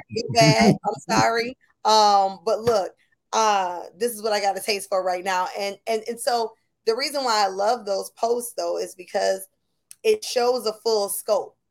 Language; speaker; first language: English; native; English